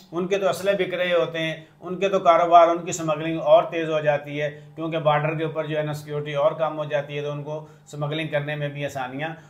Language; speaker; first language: Urdu; non-native, local second language; Punjabi